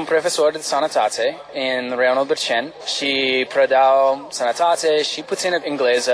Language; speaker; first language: Romanian; non-native, learner; English